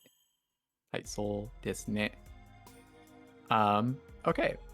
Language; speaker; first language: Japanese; non-native, learner; English